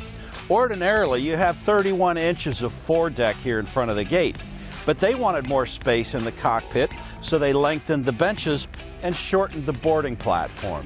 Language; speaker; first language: English; native; English